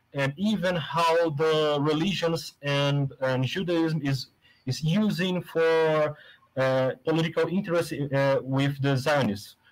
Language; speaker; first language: English; non-native, fluent; Portuguese